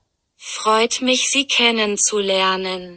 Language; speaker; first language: German; non-native, learner; Persian